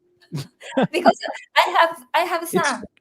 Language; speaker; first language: English; non-native, learner; Japanese